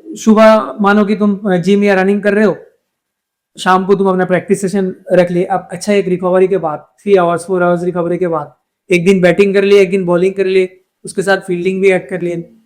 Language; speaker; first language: Hindi; non-native, local second language; Bangla